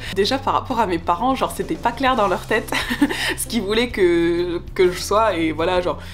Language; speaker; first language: French; native; French